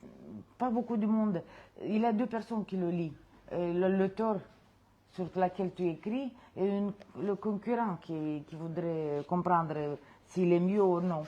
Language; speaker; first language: French; non-native, fluent; Romanian